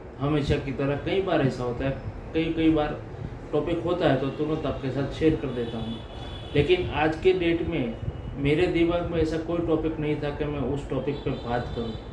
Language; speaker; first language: Hindi; non-native, local second language; Gujarati